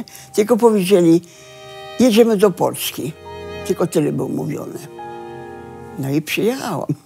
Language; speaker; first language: Polish; early bilingual, heritage; Polish